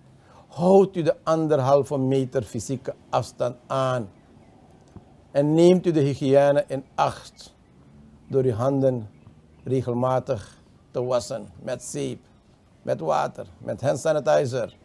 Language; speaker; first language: Dutch; native; Dutch